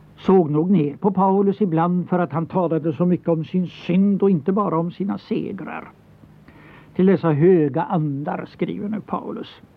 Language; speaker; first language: Swedish; native; Swedish